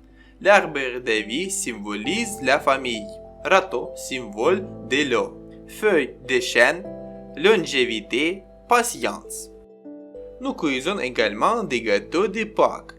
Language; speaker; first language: French; non-native, learner; Ukrainian